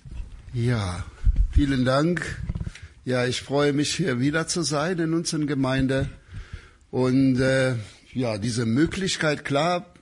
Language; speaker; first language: German; non-native, fluent; Albanian